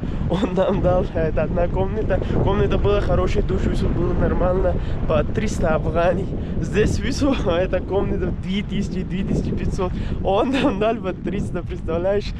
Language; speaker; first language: Russian; non-native, learner; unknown